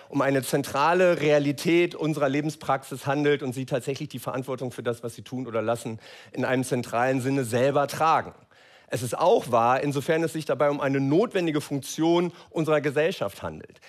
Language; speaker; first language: German; native; German